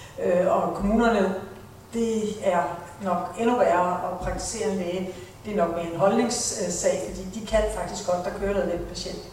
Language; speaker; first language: Danish; native; Danish